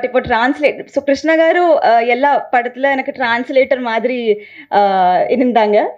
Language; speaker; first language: Tamil; non-native, learner; Telugu